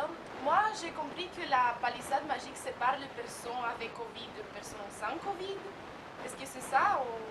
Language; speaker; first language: French; non-native, learner; Romanian